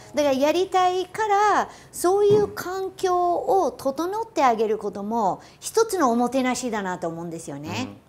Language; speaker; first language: Japanese; non-native, fluent; English